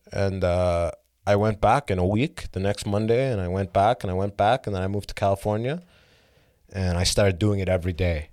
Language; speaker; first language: English; early bilingual, other home language; Arabic